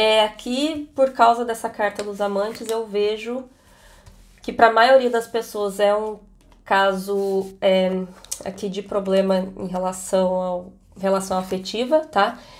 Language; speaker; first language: Portuguese; native; Portuguese